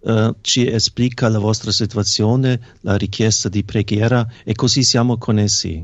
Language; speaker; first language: Italian; non-native, fluent; German